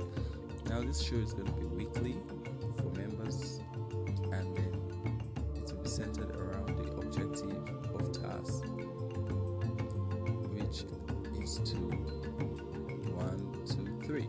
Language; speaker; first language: English; non-native, local second language; Yoruba